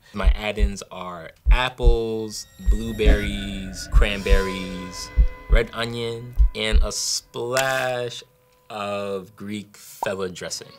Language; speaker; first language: English; native; English